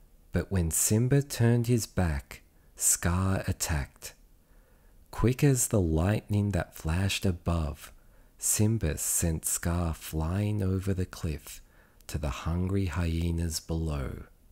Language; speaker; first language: English; early bilingual, other home language; Japanese